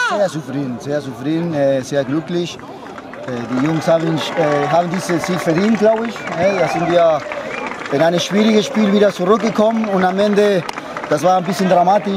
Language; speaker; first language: German; non-native, fluent; Spanish